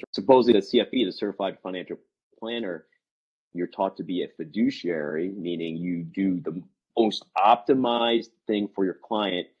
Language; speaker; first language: English; native; English